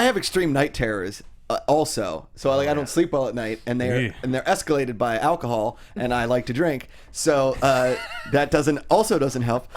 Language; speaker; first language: English; native; English